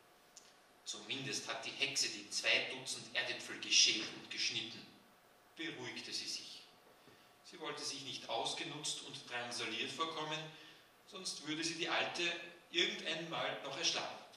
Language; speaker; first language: German; native; German